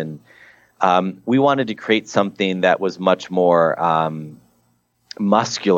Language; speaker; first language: English; native; English